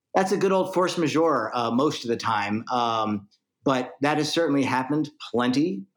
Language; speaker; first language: English; native; English